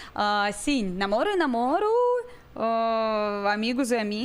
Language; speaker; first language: Portuguese; non-native, fluent; Russian